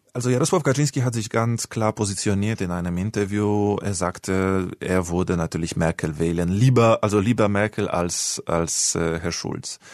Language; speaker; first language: German; non-native, fluent; Polish